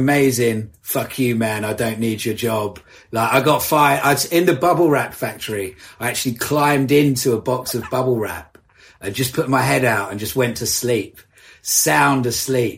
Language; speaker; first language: English; native; English